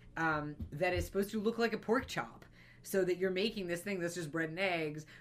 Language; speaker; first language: English; native; English